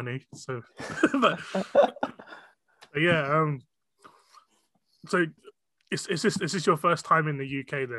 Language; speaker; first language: English; non-native, local second language; Cantonese